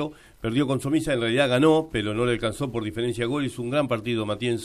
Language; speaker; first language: Spanish; native; Spanish